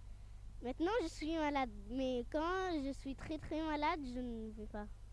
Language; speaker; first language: French; non-native, fluent; Arabic